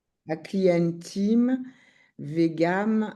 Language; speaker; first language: Hebrew; non-native, learner; French